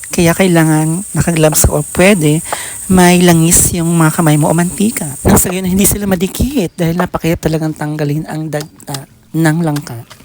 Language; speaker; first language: Filipino; native; Filipino